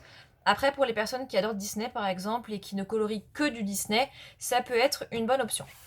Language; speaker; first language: French; native; French